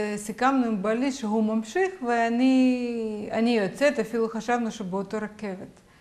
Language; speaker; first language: Hebrew; non-native, fluent; Russian